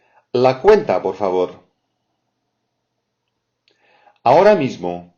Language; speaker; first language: Spanish; non-native, fluent; French